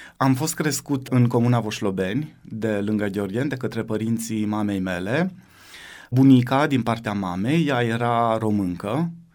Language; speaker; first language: Romanian; native; Romanian